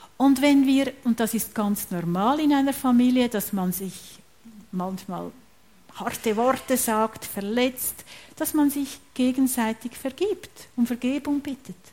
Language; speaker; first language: German; native; German